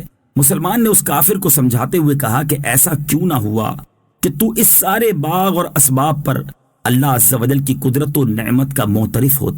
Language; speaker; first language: Urdu; native; Urdu